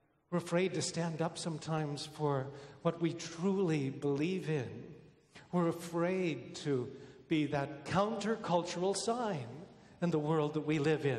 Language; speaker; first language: English; native; English